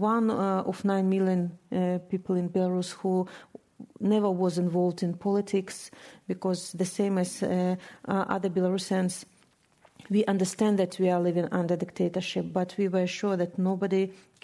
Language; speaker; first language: English; non-native, fluent; Russian